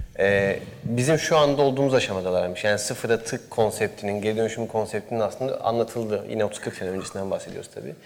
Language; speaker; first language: Turkish; native; Turkish